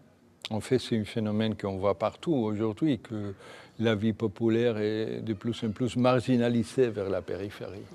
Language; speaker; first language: French; non-native, fluent; Spanish